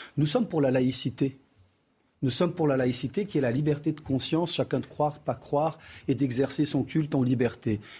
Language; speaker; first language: French; early bilingual, other home language; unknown